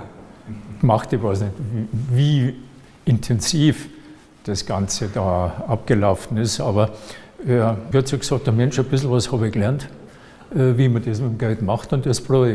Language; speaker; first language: German; native; German